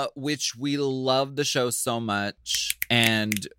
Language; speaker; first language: English; native; English